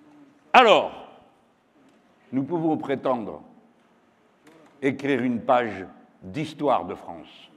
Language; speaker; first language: French; native; French